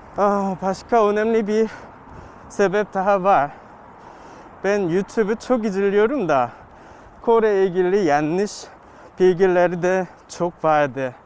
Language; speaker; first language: Turkish; non-native, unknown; Korean